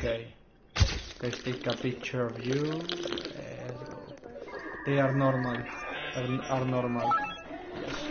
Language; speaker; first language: English; non-native, learner; Romanian